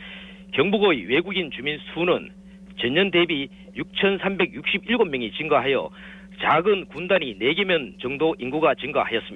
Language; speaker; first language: Korean; native; Korean